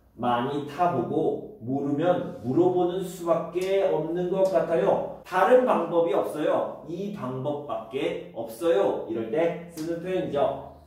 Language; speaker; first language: Korean; native; Korean